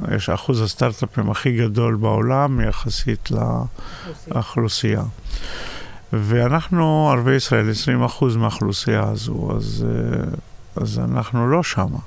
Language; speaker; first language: Hebrew; non-native, local second language; Arabic